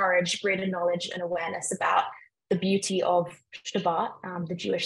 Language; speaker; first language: English; native; English